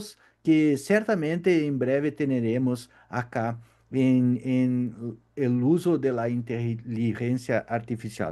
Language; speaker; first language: Spanish; non-native, fluent; Portuguese